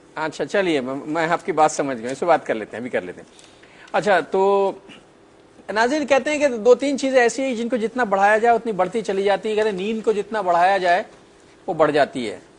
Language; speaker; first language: Urdu; native; Urdu